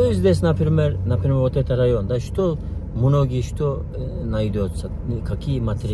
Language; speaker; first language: Russian; non-native, learner; Turkish